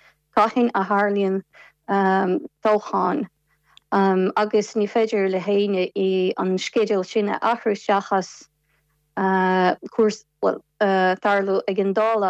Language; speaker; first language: Irish; non-native, fluent; Ukrainian